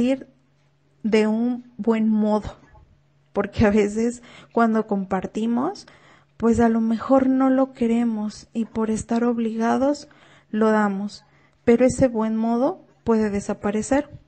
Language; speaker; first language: Spanish; native; Spanish